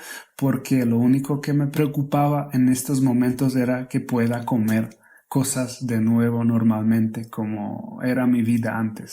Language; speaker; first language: Spanish; non-native, fluent; Hungarian